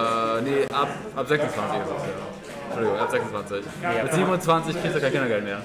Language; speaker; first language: German; native; German